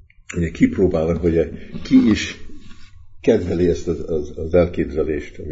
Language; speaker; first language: Hungarian; early bilingual, heritage; Hungarian